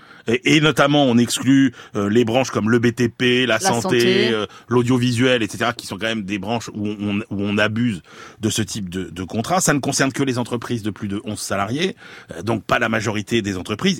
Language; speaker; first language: French; native; French